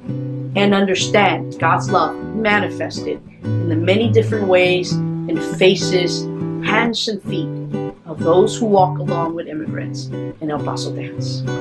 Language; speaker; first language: English; non-native, local second language; Spanish